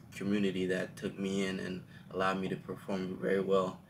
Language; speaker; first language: English; early bilingual, other home language; Haitian Creole